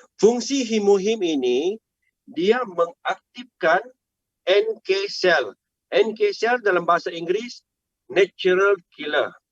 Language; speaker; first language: Malay; non-native, local second language; Chinese